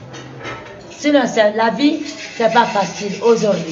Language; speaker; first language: French; non-native, local second language; Susu